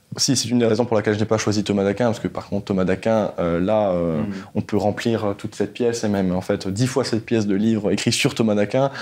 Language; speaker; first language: French; native; French